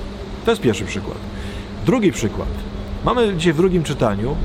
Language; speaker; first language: Polish; native; Polish